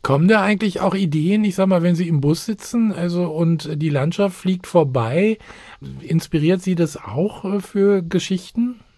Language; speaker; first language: German; native; German